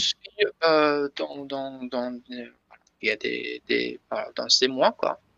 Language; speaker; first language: French; non-native, learner; Persian